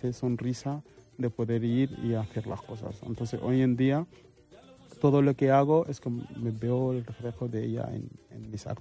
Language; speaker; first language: Spanish; non-native, fluent; Wolof